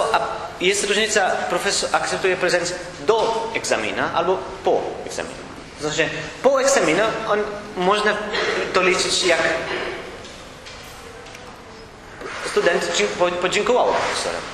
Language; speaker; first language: Polish; non-native, learner; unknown